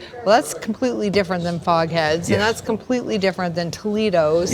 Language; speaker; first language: English; native; English